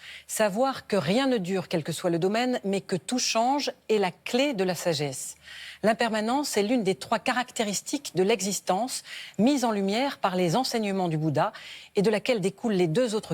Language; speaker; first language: French; native; French